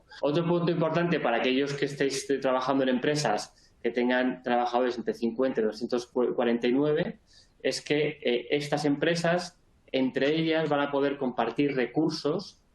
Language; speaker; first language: Spanish; native; Spanish